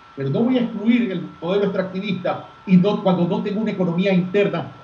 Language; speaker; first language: Spanish; native; Spanish